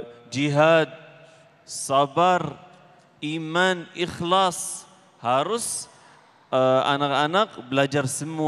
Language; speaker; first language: Indonesian; non-native, learner; Arabic